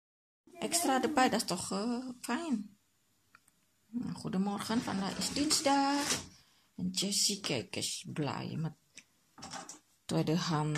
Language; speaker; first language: Dutch; non-native, learner; Indonesian